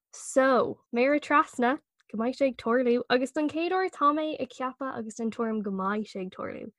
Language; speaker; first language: Irish; non-native, local second language; English